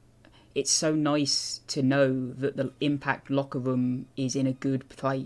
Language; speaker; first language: English; native; English